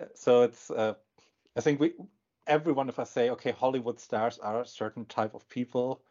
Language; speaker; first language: English; non-native, fluent; German